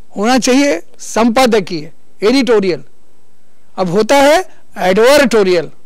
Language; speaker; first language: Hindi; native; Hindi